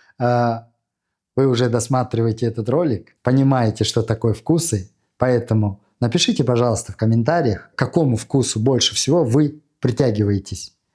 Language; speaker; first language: Russian; non-native, fluent; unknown